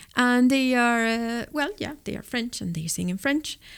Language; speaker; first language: English; non-native, fluent; Spanish